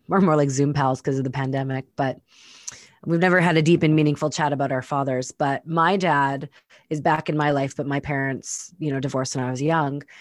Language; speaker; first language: English; native; English